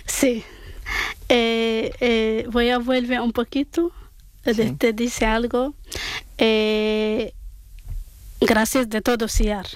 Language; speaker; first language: Spanish; non-native, learner; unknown